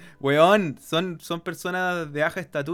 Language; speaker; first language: Spanish; native; Spanish